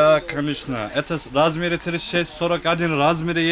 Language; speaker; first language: Russian; non-native, learner; Turkish